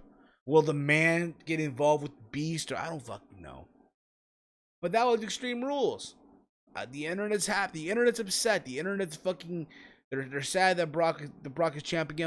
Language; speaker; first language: English; native; English